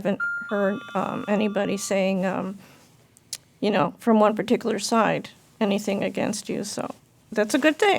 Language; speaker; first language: English; native; English